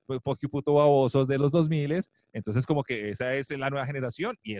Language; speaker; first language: Spanish; native; Spanish